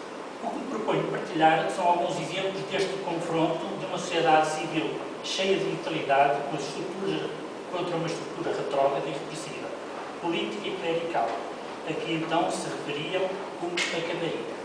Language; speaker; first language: Portuguese; native; Portuguese